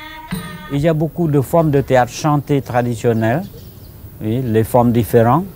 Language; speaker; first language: French; non-native, fluent; Khmer